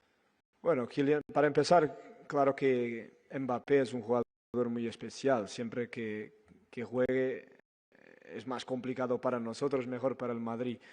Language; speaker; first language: Spanish; non-native, fluent; Portuguese